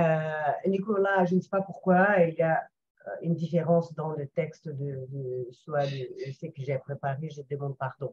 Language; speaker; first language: French; non-native, fluent; Portuguese